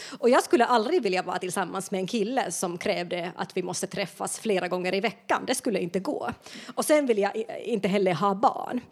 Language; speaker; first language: Swedish; non-native, local second language; Finnish